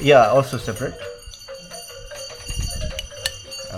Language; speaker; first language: English; non-native, local second language; Urdu